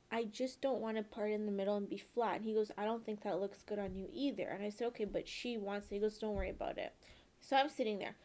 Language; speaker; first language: English; native; English